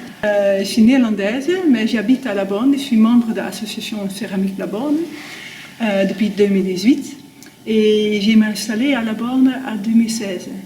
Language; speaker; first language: French; non-native, fluent; Dutch